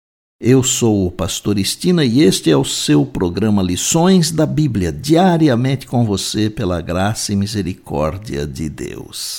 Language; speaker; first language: Portuguese; native; Portuguese